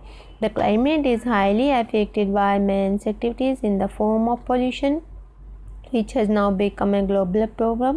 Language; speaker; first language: English; non-native, local second language; Hindi